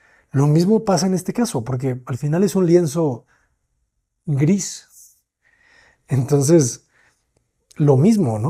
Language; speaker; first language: Spanish; native; Spanish